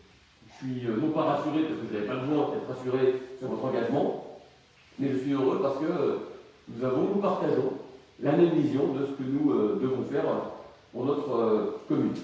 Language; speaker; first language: French; native; French